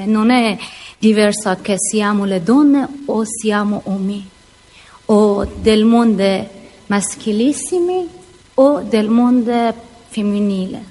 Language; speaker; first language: Italian; non-native, learner; Persian